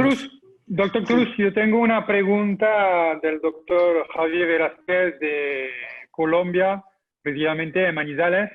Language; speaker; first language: Spanish; non-native, fluent; French